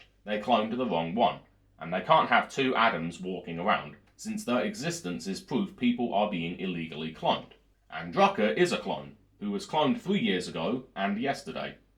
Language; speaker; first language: English; native; English